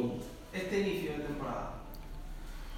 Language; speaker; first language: Spanish; native; Spanish